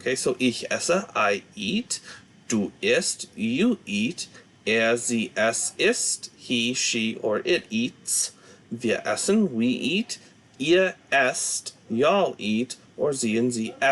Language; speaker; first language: German; non-native, fluent; English